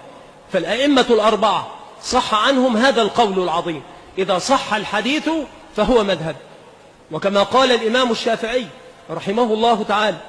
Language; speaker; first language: Arabic; native; Arabic